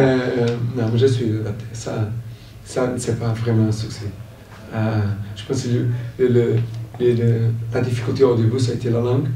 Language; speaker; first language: French; non-native, fluent; Portuguese